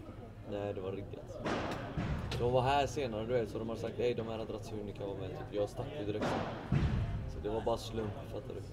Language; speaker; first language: Swedish; native; Swedish